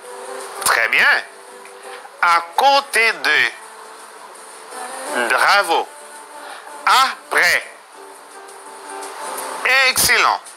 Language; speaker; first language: French; non-native, learner; Spanish